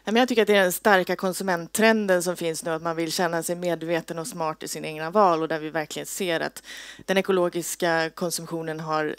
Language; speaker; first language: Swedish; native; Swedish